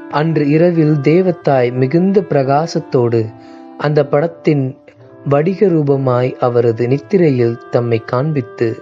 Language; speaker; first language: Tamil; native; Tamil